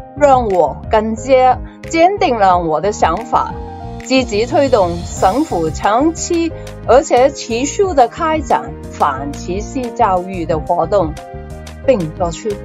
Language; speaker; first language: Chinese; native; Chinese